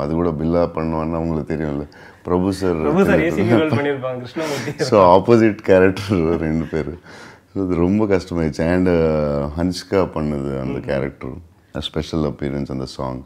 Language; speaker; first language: Tamil; non-native, learner; Telugu